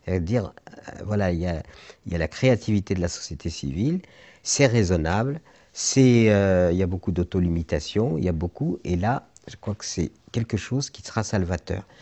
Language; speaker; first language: French; non-native, local second language; Arabic